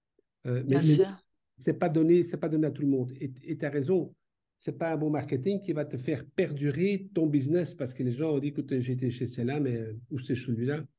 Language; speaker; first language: French; native; French